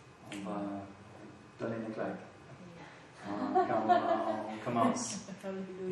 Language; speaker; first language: French; non-native, fluent; English